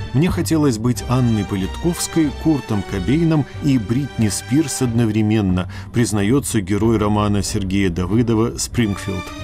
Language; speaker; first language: Russian; native; Russian